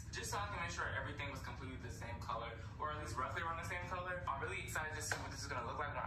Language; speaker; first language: English; native; English